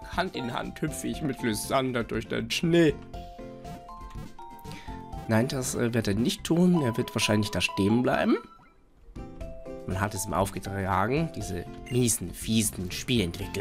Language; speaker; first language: German; native; German